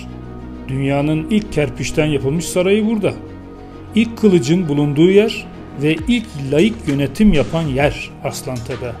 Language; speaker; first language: Turkish; native; Turkish